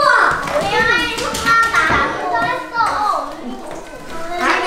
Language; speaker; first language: Vietnamese; early bilingual, heritage; Vietnamese